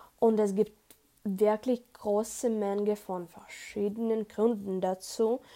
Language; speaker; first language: German; non-native, learner; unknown